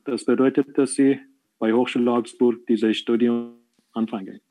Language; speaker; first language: German; non-native, learner; Persian